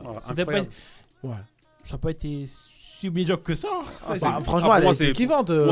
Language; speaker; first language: French; native; French